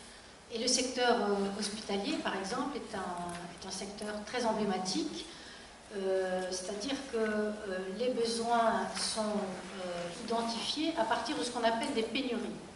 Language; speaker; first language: French; native; French